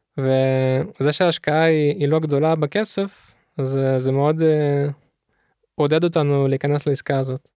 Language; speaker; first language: Hebrew; early bilingual, other home language; Russian